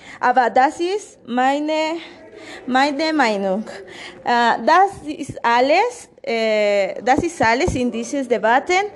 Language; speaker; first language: German; non-native, learner; Spanish